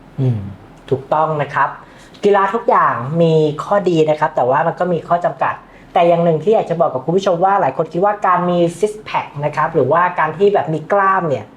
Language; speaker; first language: Thai; native; Thai